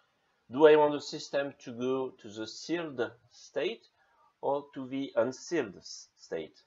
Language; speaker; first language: English; non-native, fluent; French